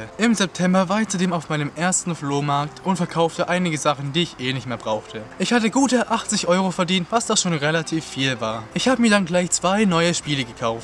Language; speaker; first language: German; native; German